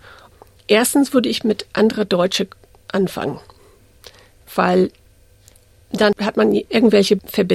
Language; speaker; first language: German; non-native, fluent; English